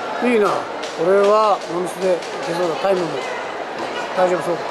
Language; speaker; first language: Japanese; native; Japanese